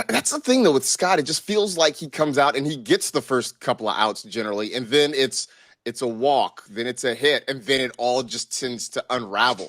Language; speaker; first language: English; native; English